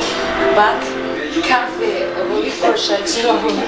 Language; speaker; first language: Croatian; early bilingual, heritage; Croatian